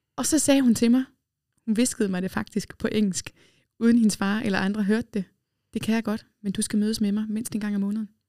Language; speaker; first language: Danish; native; Danish